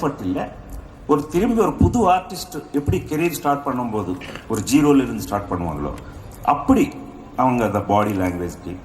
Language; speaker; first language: Tamil; non-native, fluent; Telugu